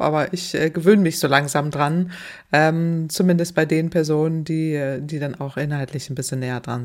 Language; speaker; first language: German; native; German